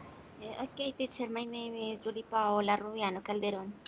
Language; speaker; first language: English; non-native, learner; Spanish